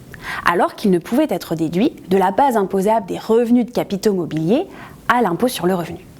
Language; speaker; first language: French; native; French